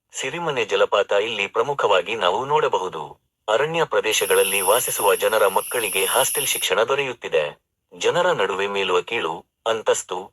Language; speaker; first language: Kannada; native; Kannada